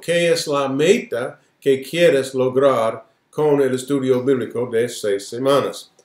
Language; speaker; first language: Spanish; non-native, fluent; English